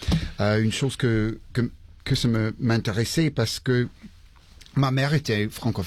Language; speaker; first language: French; early bilingual, heritage; English